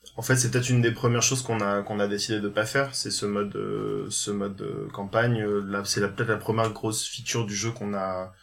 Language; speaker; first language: French; native; French